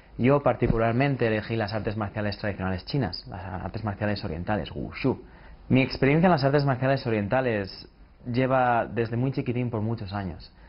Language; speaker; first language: Spanish; native; Spanish